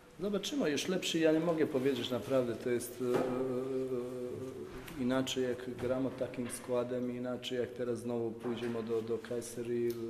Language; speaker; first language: Polish; non-native, fluent; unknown